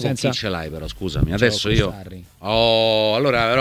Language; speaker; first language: Italian; native; Italian